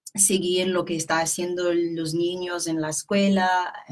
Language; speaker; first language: Spanish; non-native, fluent; English